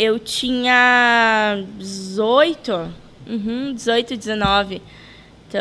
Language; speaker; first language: Portuguese; native; Portuguese